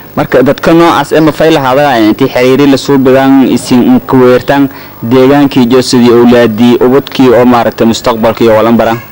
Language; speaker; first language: Somali; non-native, local second language; Maay